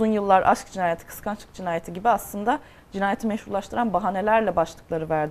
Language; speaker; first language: Turkish; native; Turkish